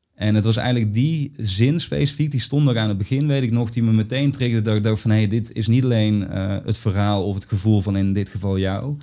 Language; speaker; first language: Dutch; native; Dutch